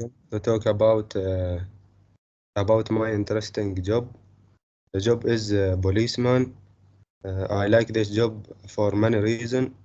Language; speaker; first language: English; non-native, learner; Arabic